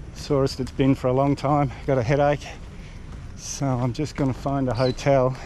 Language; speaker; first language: English; native; English